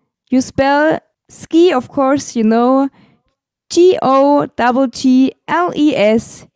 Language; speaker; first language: English; non-native, fluent; German